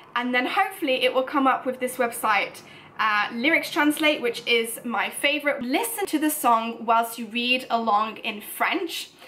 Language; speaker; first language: English; native; English